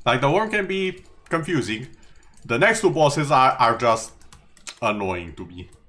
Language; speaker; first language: English; non-native, fluent; Romanian